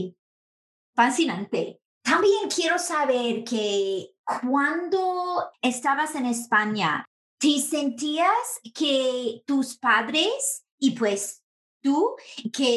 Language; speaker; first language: Spanish; non-native, fluent; English